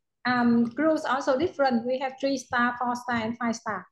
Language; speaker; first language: English; non-native, learner; Vietnamese